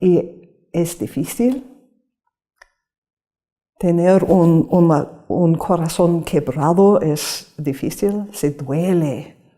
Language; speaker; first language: Spanish; non-native, learner; English